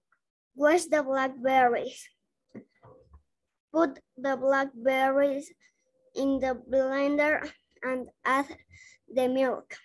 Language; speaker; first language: English; non-native, learner; Spanish